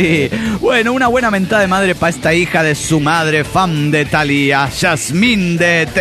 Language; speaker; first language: Spanish; native; Spanish